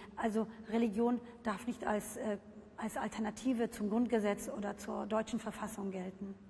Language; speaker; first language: German; early bilingual, other home language; Turkish